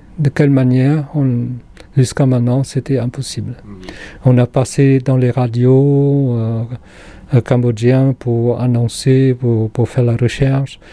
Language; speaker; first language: French; non-native, fluent; Khmer